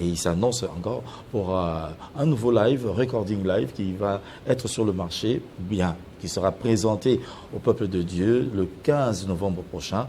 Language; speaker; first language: French; non-native, local second language; Lingala